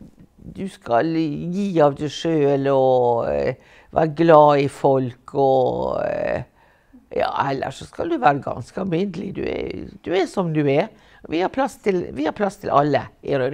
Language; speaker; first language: Norwegian; native; Norwegian